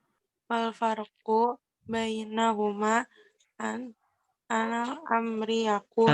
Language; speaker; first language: Arabic; non-native, learner; Indonesian